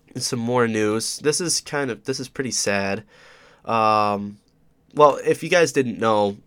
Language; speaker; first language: English; native; English